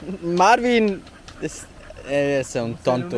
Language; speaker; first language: Spanish; non-native, learner; German